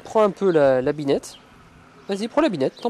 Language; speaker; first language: French; native; French